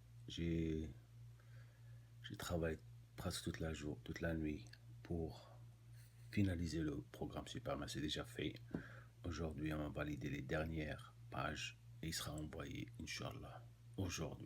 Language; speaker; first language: French; non-native, local second language; Arabic